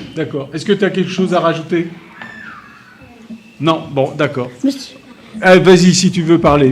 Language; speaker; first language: French; native; French